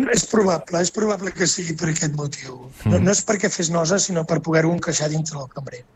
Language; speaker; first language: Catalan; native; Catalan